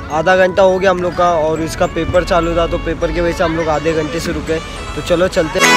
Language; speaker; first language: Hindi; non-native, local second language; Marathi